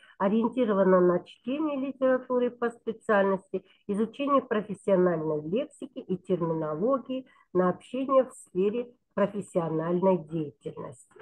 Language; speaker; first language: Russian; non-native, local second language; Kyrgyz